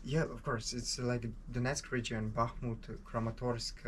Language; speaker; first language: English; non-native, learner; Ukrainian